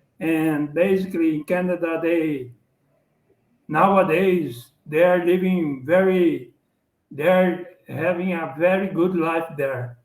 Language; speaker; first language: English; non-native, learner; Portuguese